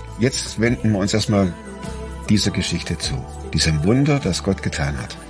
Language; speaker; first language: German; native; German